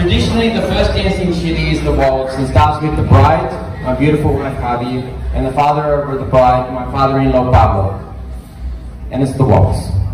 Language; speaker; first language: English; native; English